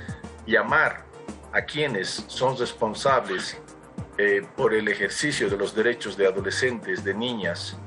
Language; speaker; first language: Spanish; native; Spanish